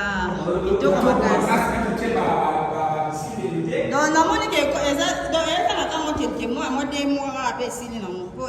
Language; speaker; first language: Portuguese; non-native, learner; Lingala